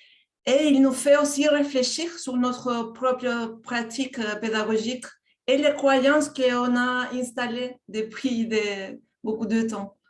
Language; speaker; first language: French; non-native, fluent; Spanish